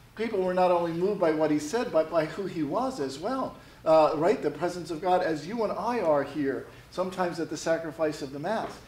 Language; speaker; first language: English; native; English